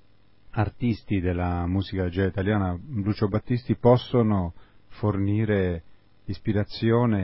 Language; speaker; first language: Italian; native; Italian